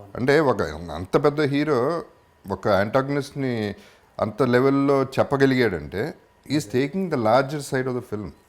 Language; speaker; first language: Telugu; native; Telugu